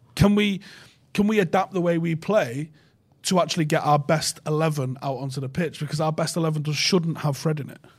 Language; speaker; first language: English; native; English